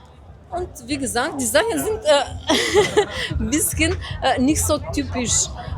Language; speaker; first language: German; non-native, fluent; Bulgarian